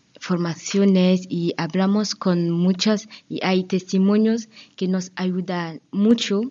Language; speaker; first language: Spanish; non-native, learner; French